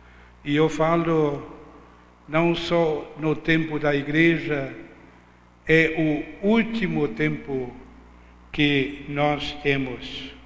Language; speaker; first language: Portuguese; non-native, fluent; German